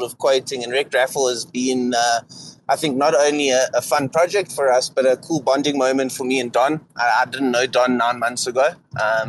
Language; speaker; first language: English; native; English